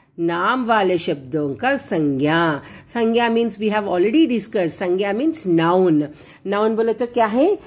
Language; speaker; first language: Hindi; non-native, local second language; Telugu